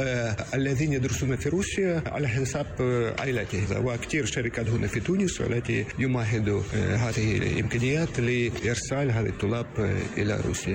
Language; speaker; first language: Arabic; non-native, learner; Russian